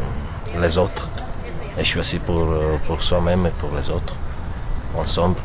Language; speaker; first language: French; non-native, learner; Italian